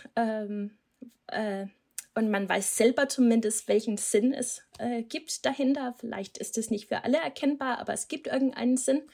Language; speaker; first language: German; non-native, fluent; Danish